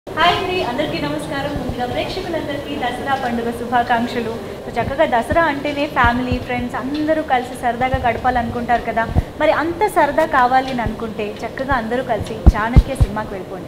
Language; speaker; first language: Telugu; native; Telugu